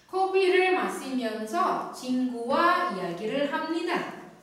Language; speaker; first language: Korean; non-native, fluent; Indonesian